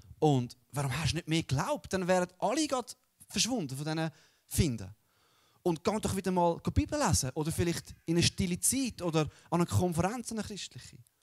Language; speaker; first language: German; native; German